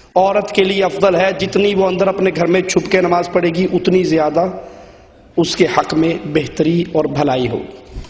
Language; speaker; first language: Urdu; non-native, local second language; Punjabi